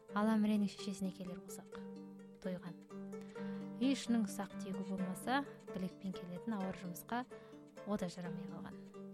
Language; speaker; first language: Kazakh; native; Kazakh